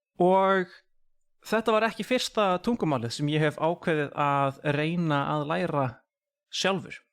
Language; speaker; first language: Icelandic; non-native, fluent; English